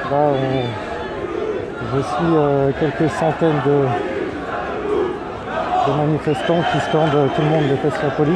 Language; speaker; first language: French; native; French